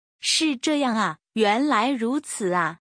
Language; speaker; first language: Chinese; native; Chinese